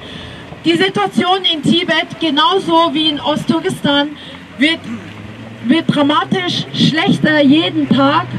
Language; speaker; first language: German; early bilingual, other home language; Tibetan